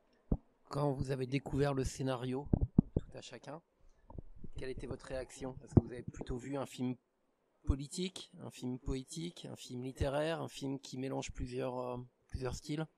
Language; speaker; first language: French; native; French